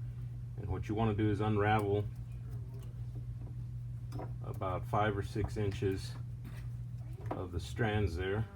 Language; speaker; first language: English; native; English